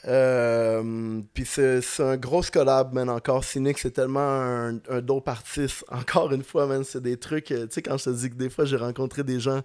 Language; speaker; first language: French; native; French